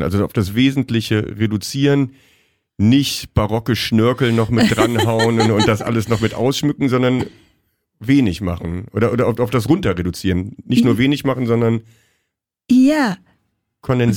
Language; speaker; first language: German; native; German